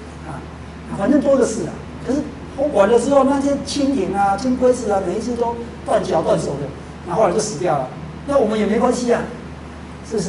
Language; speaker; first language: Chinese; native; Chinese